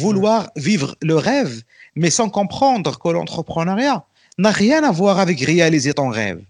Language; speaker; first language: French; non-native, local second language; Arabic